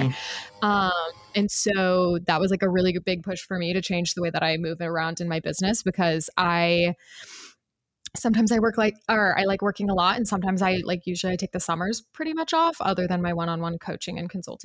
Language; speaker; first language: English; native; English